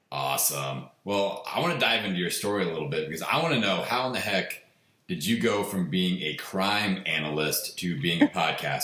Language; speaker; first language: English; native; English